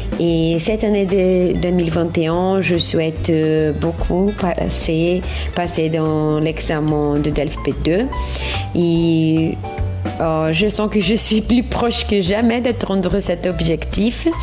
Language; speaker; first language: French; non-native, fluent; Portuguese